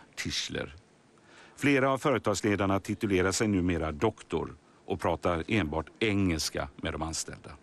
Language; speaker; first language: Swedish; native; Swedish